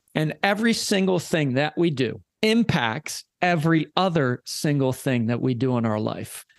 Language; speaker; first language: English; native; English